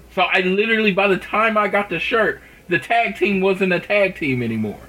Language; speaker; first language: English; native; English